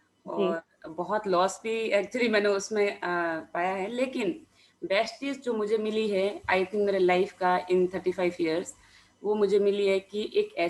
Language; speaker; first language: Hindi; native; Hindi